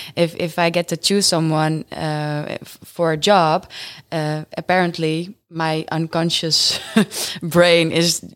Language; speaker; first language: English; non-native, fluent; Dutch